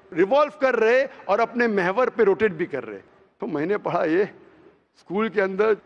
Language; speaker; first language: Hindi; non-native, local second language; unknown